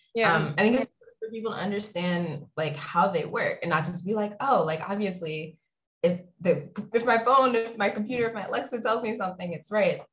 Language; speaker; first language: English; native; English